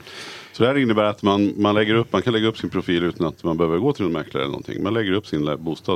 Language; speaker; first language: Swedish; native; Swedish